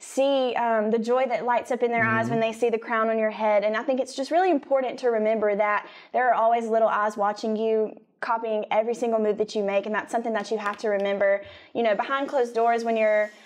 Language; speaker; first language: English; native; English